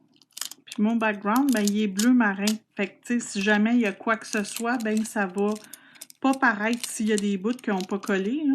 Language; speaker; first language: French; native; French